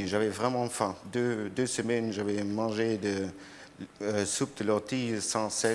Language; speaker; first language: French; non-native, learner; German